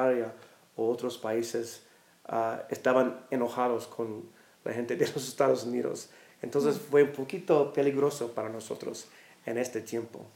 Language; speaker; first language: Spanish; non-native, fluent; English